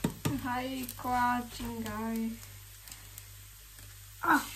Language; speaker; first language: Vietnamese; early bilingual, heritage; Vietnamese